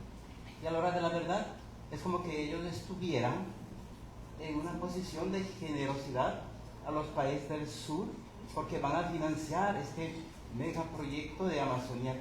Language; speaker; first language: Spanish; native; Spanish